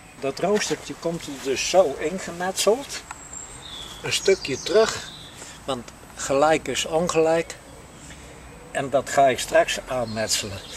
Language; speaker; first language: Dutch; native; Dutch